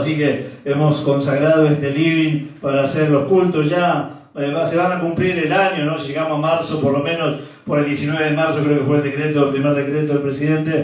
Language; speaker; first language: Spanish; native; Spanish